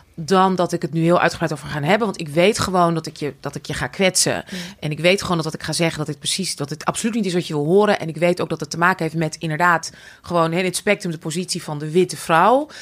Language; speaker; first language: Dutch; native; Dutch